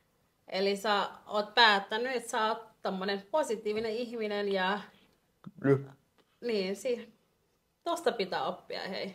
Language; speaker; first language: Finnish; non-native, fluent; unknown